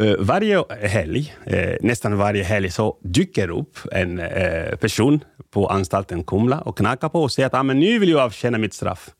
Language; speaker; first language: Swedish; non-native, fluent; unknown